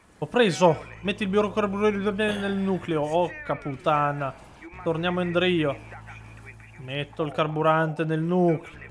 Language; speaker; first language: Italian; native; Italian